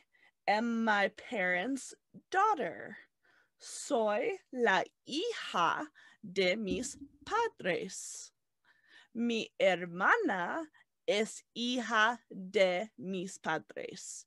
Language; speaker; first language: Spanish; non-native, learner; English